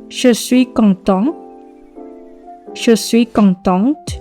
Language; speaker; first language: French; non-native, learner; Thai